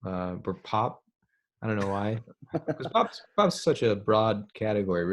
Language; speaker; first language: English; native; English